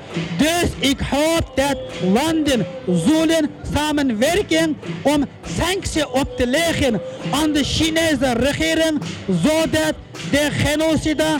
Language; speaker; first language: Dutch; non-native, learner; Uyghur